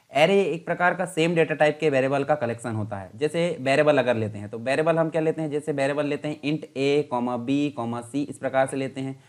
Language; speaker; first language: Hindi; native; Hindi